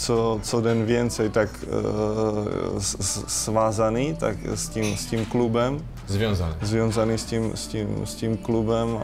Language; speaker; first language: Polish; non-native, learner; Czech